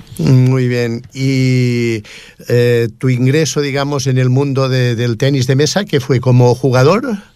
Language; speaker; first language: Spanish; non-native, local second language; Catalan